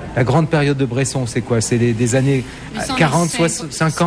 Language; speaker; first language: French; native; French